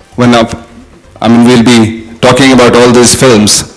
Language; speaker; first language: English; non-native, local second language; Hindi